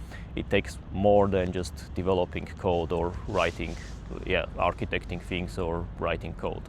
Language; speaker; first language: English; non-native, fluent; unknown